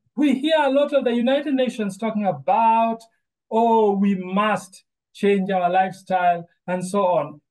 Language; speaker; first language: English; non-native, local second language; Luo (Kenya and Tanzania)